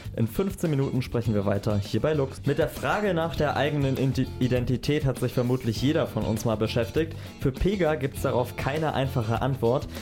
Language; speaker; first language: German; native; German